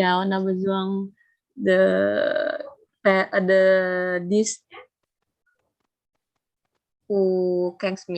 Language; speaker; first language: French; non-native, learner; Indonesian